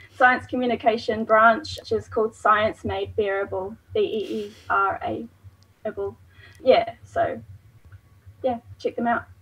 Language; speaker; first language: English; native; English